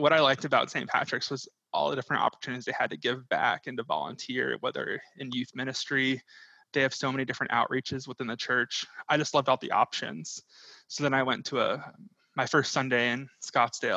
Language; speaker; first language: English; native; English